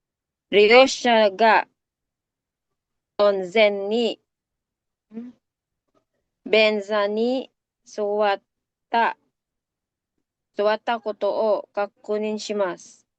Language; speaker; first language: Japanese; non-native, learner; Filipino